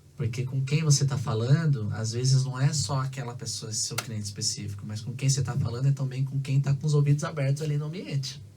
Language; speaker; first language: Portuguese; native; Portuguese